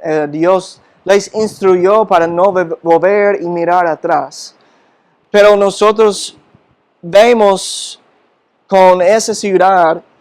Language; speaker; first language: Spanish; non-native, fluent; English